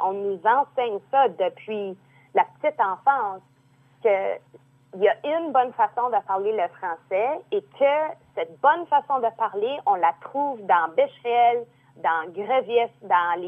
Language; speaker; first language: French; native; French